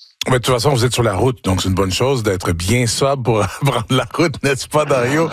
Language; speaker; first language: French; native; French